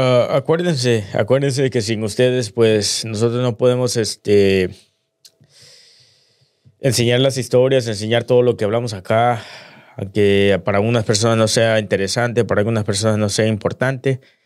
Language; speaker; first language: Spanish; early bilingual, heritage; Spanish